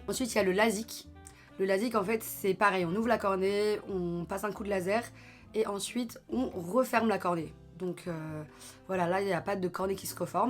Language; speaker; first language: French; native; French